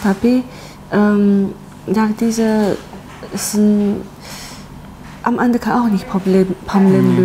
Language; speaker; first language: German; non-native, learner; Chinese